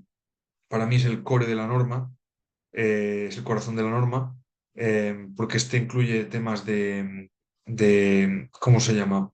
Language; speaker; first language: Spanish; native; Spanish